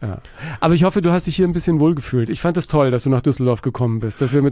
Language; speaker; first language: German; native; German